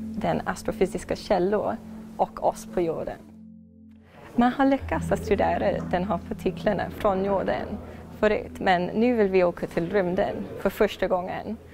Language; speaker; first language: Swedish; non-native, fluent; English